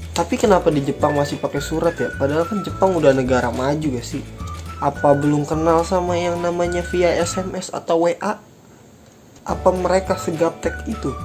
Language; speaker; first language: Indonesian; native; Indonesian